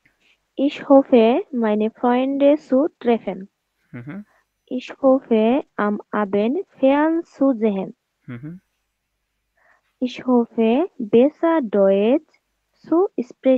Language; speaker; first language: German; non-native, learner; Bangla